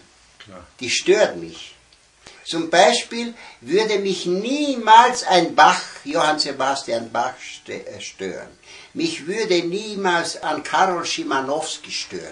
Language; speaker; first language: German; early bilingual, heritage; German